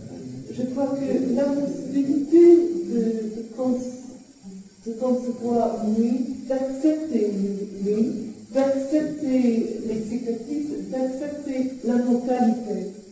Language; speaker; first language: French; non-native, fluent; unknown